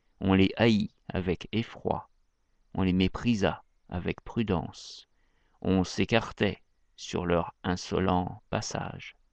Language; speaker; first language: French; native; French